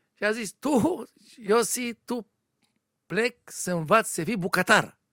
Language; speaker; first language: Romanian; non-native, learner; Hebrew